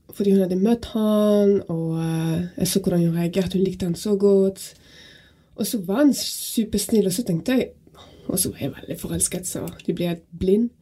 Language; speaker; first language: Norwegian; non-native, fluent; French